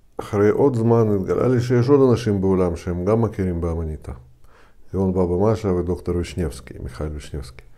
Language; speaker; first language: Hebrew; non-native, fluent; Russian